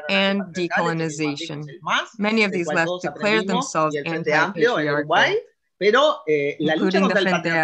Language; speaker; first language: English; non-native, fluent; Spanish